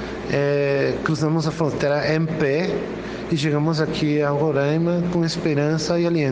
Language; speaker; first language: Portuguese; non-native, fluent; Spanish